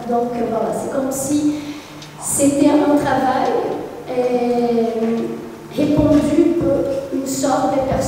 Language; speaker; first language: French; non-native, fluent; Portuguese